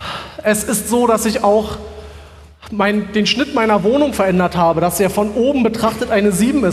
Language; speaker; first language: German; native; German